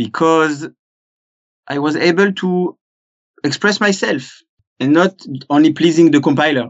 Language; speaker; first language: English; non-native, fluent; French